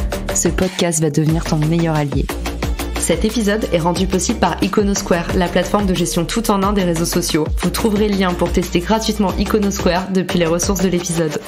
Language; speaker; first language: French; native; French